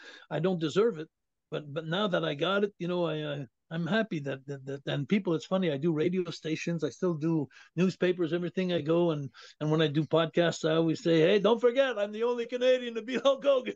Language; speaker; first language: English; native; English